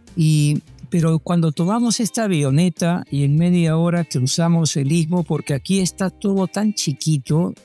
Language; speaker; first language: Spanish; native; Spanish